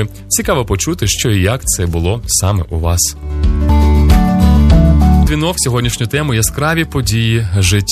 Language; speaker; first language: Ukrainian; native; Ukrainian